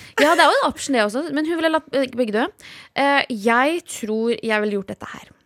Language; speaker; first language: Norwegian; early bilingual, other home language; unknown